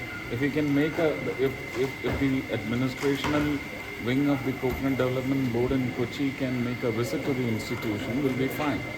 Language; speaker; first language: English; non-native, local second language; Malayalam